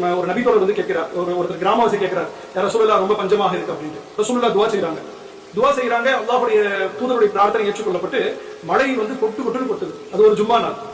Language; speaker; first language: Tamil; native; Tamil